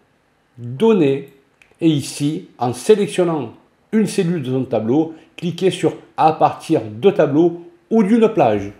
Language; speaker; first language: French; native; French